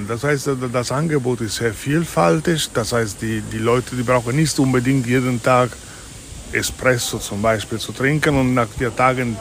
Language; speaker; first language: German; non-native, fluent; Italian